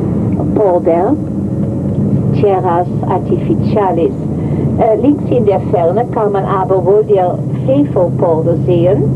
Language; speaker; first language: German; non-native, fluent; Dutch